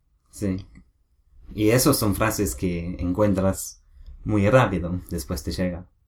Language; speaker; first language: Spanish; non-native, learner; English